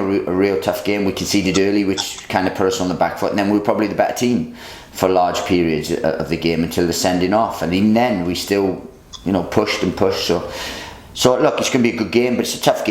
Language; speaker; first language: English; native; English